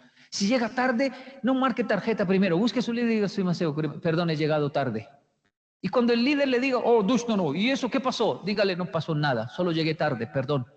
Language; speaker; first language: Spanish; native; Spanish